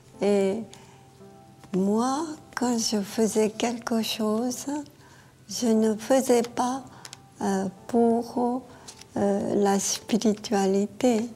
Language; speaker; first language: French; non-native, fluent; Korean